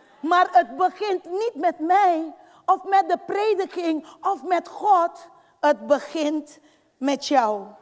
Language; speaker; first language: Dutch; non-native, fluent; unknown